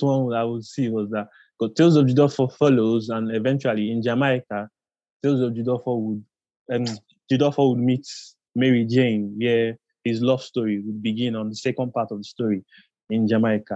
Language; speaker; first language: English; non-native, local second language; Igbo